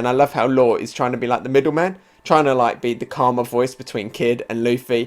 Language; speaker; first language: English; native; English